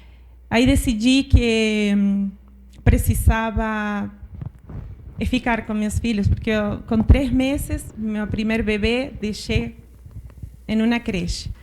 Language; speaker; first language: Portuguese; non-native, fluent; Spanish